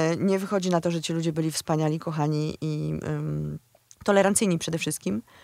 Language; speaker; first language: Polish; native; Polish